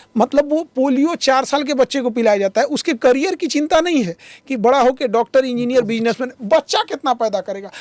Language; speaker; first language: Hindi; native; Hindi